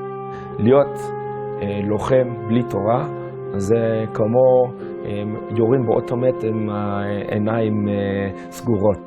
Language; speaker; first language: Hebrew; non-native, fluent; English